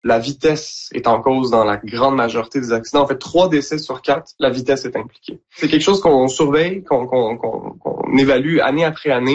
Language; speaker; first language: French; native; French